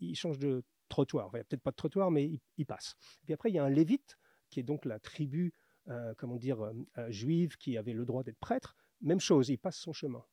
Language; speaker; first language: French; native; French